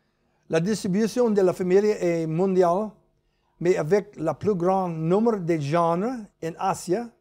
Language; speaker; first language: French; non-native, learner; English